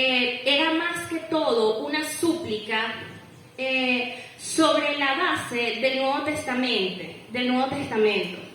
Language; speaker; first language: Spanish; native; Spanish